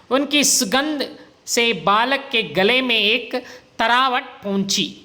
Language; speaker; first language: Hindi; non-native, local second language; Kannada